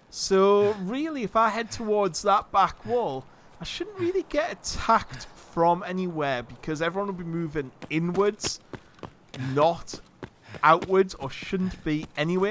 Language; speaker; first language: English; native; English